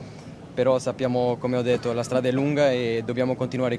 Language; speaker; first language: Italian; non-native, fluent; Portuguese